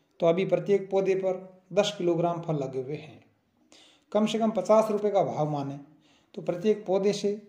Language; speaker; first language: Hindi; native; Hindi